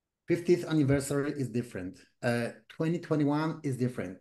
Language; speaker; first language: English; non-native, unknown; Polish